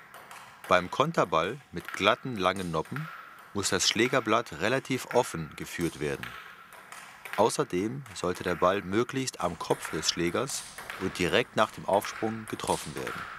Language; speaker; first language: German; native; German